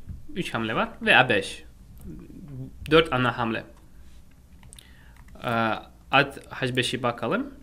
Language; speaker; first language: Turkish; non-native, fluent; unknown